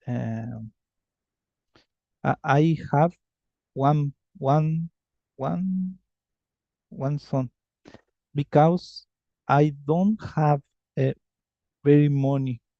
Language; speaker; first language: English; non-native, learner; Spanish